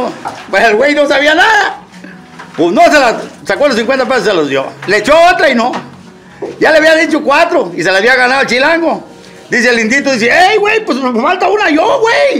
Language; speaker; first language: Spanish; native; Spanish